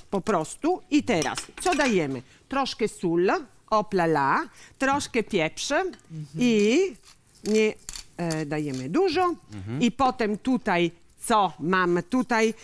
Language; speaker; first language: Polish; non-native, learner; Italian